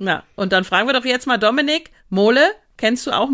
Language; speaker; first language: German; native; German